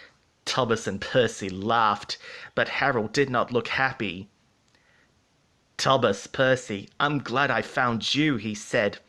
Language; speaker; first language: English; native; English